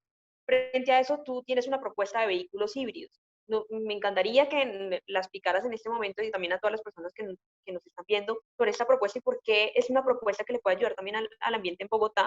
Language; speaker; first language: Spanish; native; Spanish